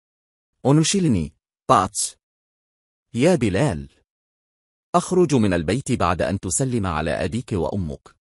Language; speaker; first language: Arabic; non-native, fluent; Bangla